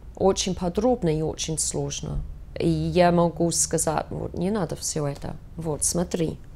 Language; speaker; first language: Russian; non-native, fluent; English